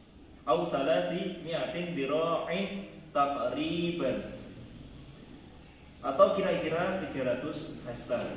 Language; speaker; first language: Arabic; non-native, learner; Indonesian